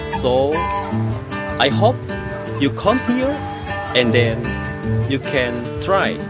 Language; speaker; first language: English; non-native, learner; Indonesian